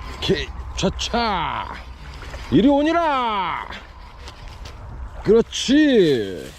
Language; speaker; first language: Korean; native; Korean